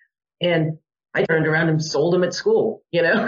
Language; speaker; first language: English; native; English